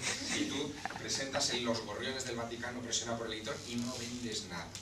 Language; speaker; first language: Spanish; native; Spanish